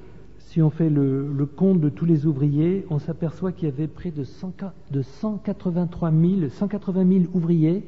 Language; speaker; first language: French; native; French